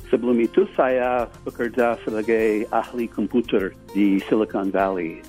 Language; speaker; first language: Indonesian; non-native, fluent; English